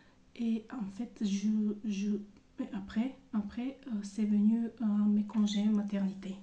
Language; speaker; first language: French; non-native, fluent; Bulgarian